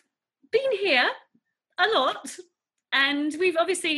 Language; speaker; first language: English; native; English